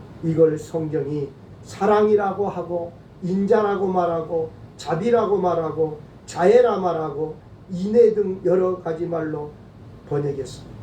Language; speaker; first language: Korean; native; Korean